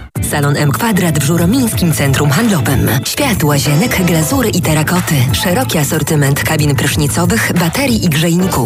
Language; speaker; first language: Polish; native; Polish